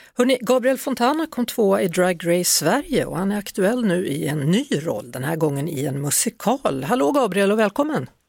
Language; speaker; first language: Swedish; native; Swedish